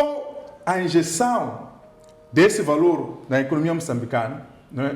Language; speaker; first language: Portuguese; native; Portuguese